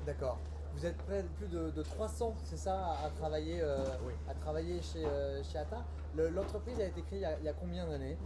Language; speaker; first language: French; native; French